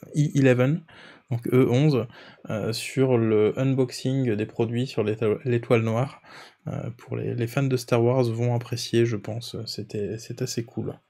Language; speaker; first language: French; native; French